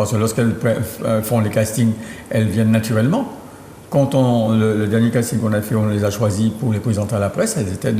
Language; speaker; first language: French; native; French